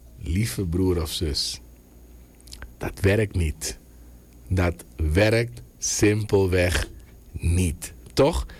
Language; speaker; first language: Dutch; native; Dutch